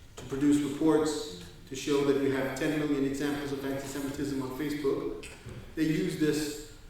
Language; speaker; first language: English; non-native, fluent; Danish